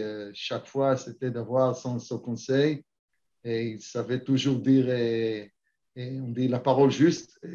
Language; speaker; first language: French; early bilingual, heritage; Hebrew